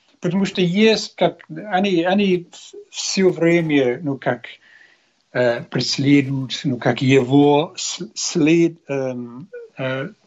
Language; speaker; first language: Russian; non-native, learner; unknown